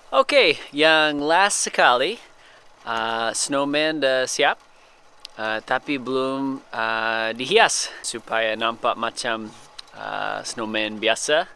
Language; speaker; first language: Malay; non-native, fluent; English